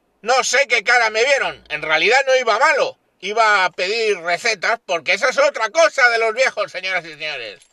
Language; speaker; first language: Spanish; native; Spanish